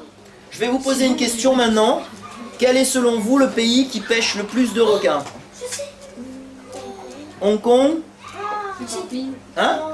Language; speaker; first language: French; native; French